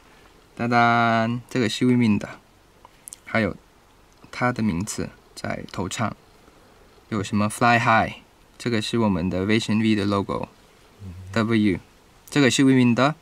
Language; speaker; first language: Chinese; non-native, fluent; Thai